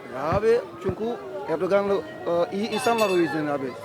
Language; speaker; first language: Turkish; non-native, learner; Wolof